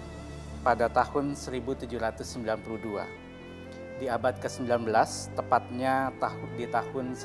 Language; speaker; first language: Indonesian; native; Indonesian